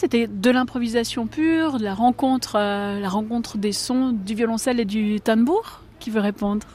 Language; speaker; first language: French; native; French